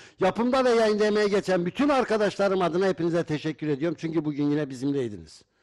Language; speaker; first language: Turkish; native; Turkish